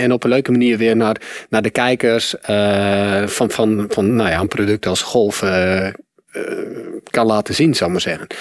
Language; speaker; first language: Dutch; native; Dutch